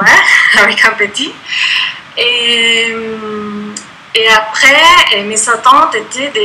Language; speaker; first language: French; non-native, fluent; Spanish